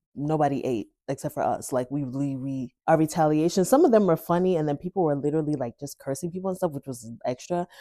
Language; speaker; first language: English; native; English